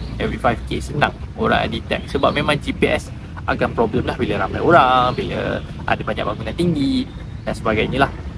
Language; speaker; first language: Malay; native; Malay